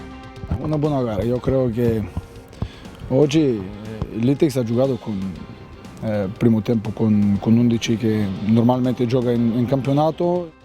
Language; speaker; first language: Italian; non-native, fluent; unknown